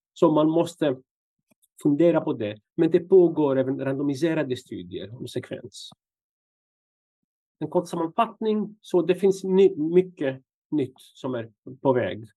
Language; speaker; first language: Swedish; non-native, fluent; Greek